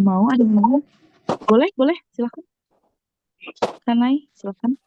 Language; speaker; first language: Indonesian; native; Indonesian